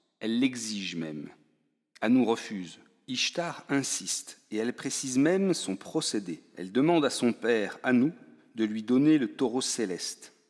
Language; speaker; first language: French; native; French